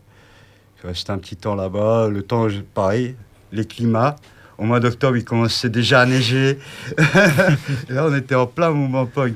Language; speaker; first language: French; native; French